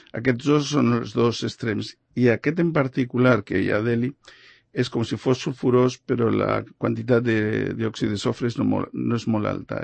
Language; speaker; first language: Catalan; non-native, local second language; Spanish